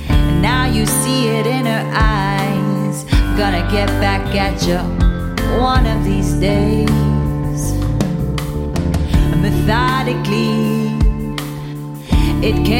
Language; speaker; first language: English; native; English